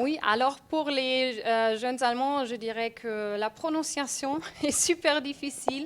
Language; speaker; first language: French; non-native, fluent; German